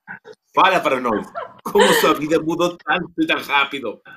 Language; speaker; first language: Portuguese; non-native, fluent; Spanish